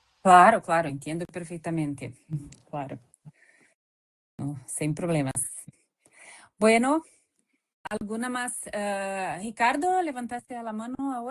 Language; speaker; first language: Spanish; non-native, fluent; Portuguese